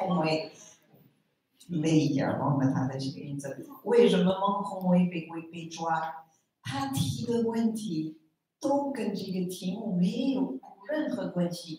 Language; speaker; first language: Chinese; non-native, fluent; French